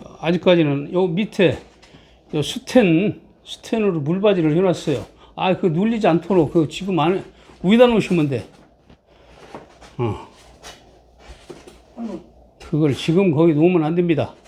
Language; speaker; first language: Korean; native; Korean